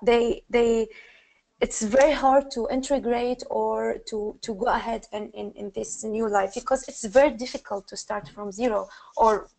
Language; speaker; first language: English; non-native, learner; Arabic